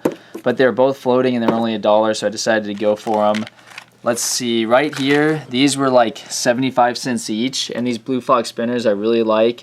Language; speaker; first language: English; native; English